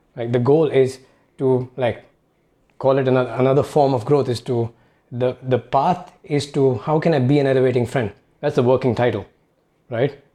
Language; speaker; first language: English; non-native, local second language; Hindi